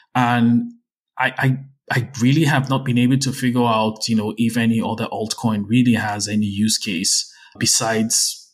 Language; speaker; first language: English; non-native, local second language; Yoruba